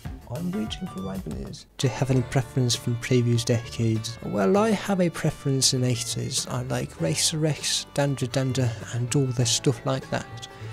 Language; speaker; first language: English; non-native, fluent; Russian